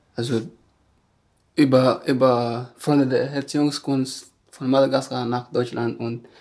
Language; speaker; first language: German; non-native, fluent; Malagasy